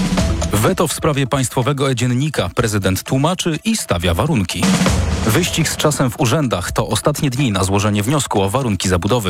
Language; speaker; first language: Polish; native; Polish